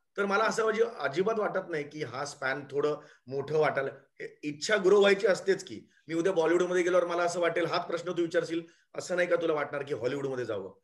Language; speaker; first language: Marathi; native; Marathi